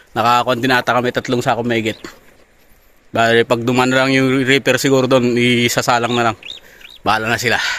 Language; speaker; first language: Filipino; non-native, local second language; Iloko